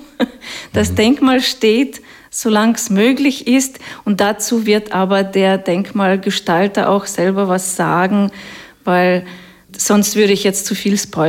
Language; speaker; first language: German; non-native, fluent; Russian